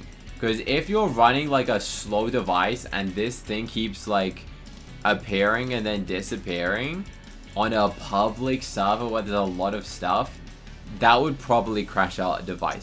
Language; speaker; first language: English; native; English